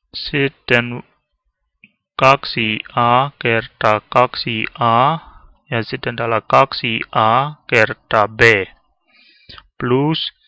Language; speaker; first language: Finnish; non-native, learner; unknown